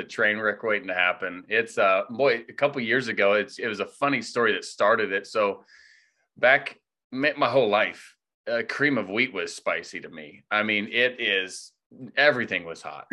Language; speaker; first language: English; native; English